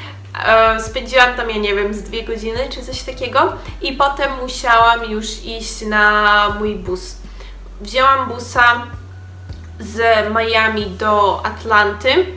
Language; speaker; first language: Polish; native; Polish